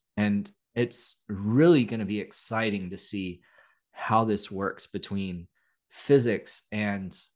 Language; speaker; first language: English; native; English